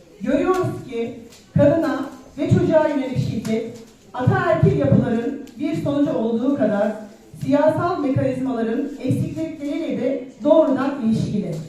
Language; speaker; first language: Turkish; native; Turkish